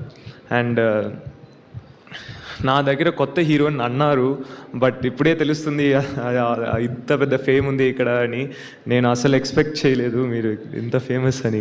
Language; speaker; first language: Telugu; non-native, learner; Tamil